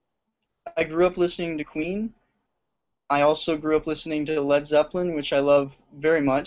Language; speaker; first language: English; native; English